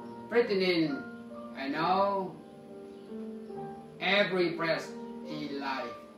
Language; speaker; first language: English; non-native, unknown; Vietnamese